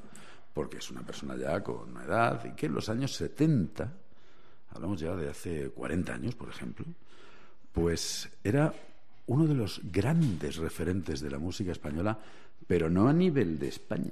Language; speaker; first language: Spanish; native; Spanish